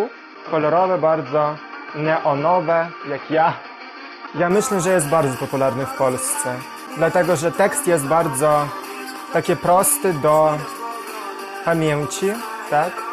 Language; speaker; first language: Polish; non-native, learner; Ukrainian